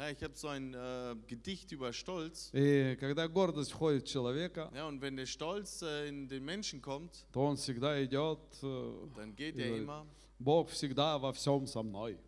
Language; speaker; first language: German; non-native, fluent; Russian